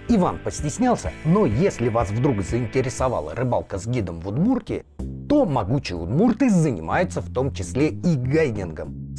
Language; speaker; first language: Russian; native; Russian